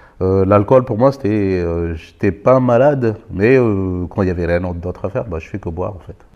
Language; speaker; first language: French; non-native, local second language; Malagasy